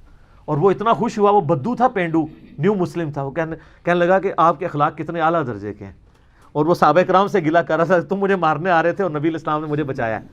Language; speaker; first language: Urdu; non-native, local second language; Punjabi